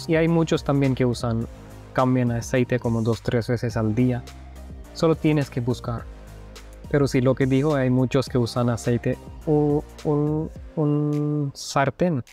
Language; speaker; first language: Spanish; non-native, fluent; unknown